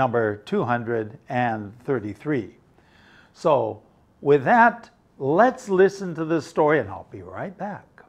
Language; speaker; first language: English; native; English